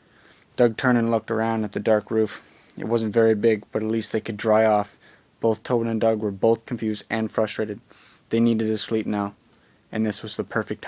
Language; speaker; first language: English; native; English